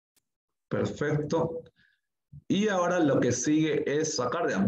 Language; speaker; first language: Spanish; native; Spanish